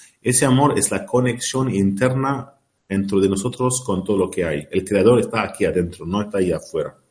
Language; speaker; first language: Spanish; non-native, learner; Arabic